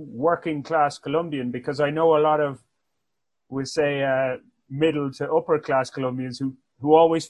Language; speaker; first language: English; native; English